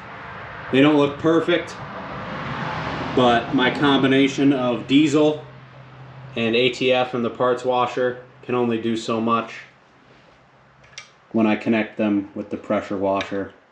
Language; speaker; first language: English; native; English